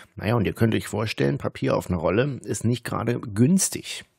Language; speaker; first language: German; native; German